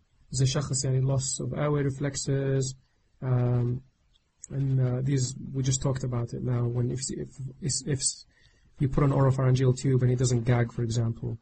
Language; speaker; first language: English; non-native, fluent; Arabic